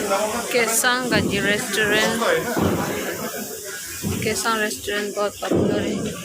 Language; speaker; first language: Hindi; non-native, learner; Tibetan